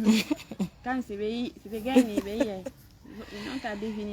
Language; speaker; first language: French; non-native, local second language; Fula